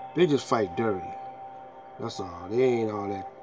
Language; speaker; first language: English; native; English